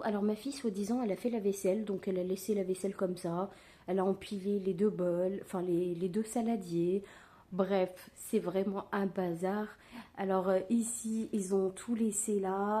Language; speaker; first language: French; native; French